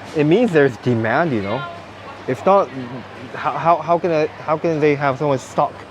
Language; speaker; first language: English; non-native, fluent; Japanese